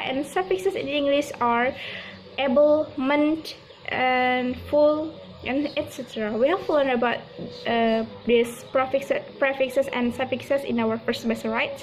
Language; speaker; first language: English; non-native, learner; Indonesian